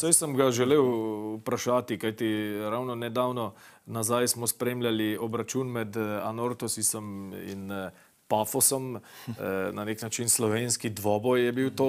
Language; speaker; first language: Slovenian; native; Slovenian